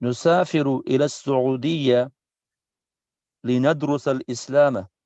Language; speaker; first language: Arabic; non-native, learner; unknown